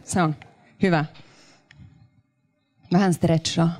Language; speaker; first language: Finnish; non-native, local second language; Swedish